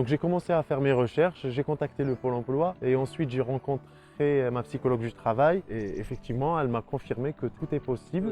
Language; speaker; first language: French; non-native, local second language; Arabic